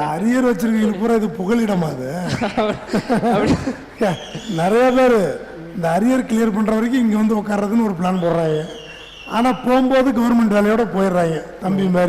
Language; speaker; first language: Tamil; native; Tamil